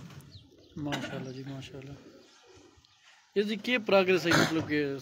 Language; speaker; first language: Hindi; non-native, local second language; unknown